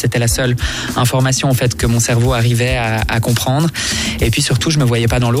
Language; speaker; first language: French; native; French